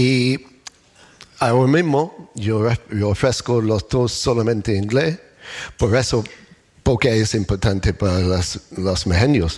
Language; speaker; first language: Spanish; non-native, learner; English